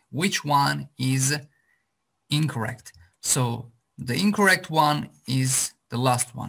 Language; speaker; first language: English; non-native, fluent; Azerbaijani